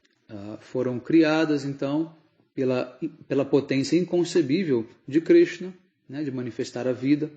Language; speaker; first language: Portuguese; native; Portuguese